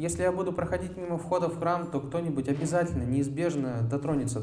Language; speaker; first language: Russian; native; Russian